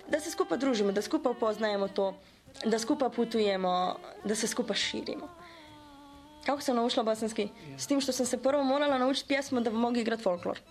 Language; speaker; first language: Serbian; early bilingual, heritage; Bosnian